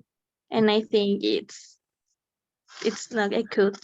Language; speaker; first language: English; non-native, learner; Spanish